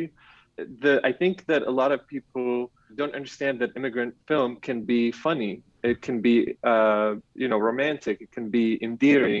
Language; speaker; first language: English; non-native, fluent; Arabic